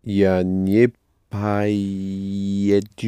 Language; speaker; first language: Russian; non-native, learner; English